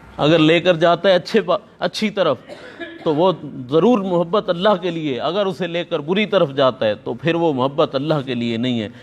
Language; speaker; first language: Urdu; non-native, local second language; Punjabi